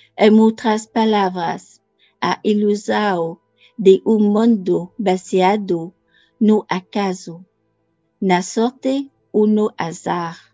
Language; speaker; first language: Portuguese; non-native, learner; French